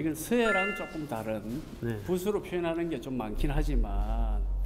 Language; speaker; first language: Korean; native; Korean